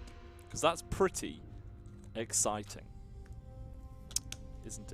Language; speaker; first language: English; native; English